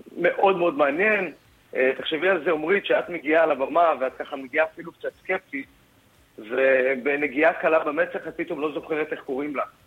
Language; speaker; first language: Hebrew; native; Hebrew